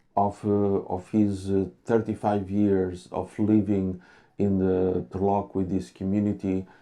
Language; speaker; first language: English; non-native, fluent; Portuguese